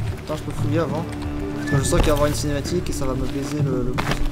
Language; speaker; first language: French; native; French